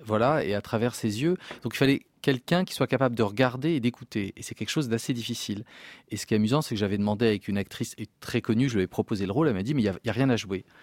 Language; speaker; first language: French; native; French